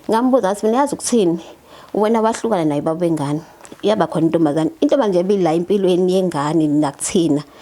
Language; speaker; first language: Zulu; native; Zulu